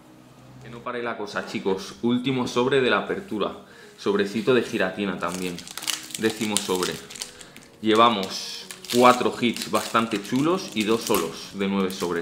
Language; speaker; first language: Spanish; native; Spanish